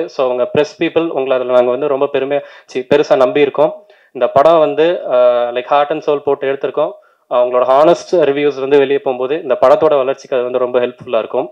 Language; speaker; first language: Tamil; native; Tamil